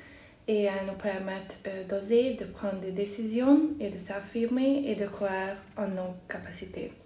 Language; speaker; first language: French; non-native, fluent; Hungarian